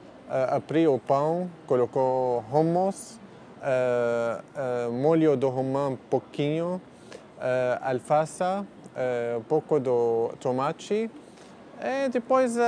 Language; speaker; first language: Portuguese; non-native, learner; Arabic